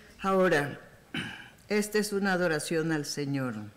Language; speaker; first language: Spanish; native; Spanish